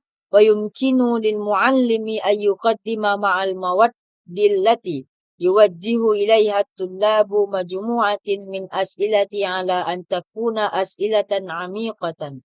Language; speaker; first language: Arabic; non-native, learner; Indonesian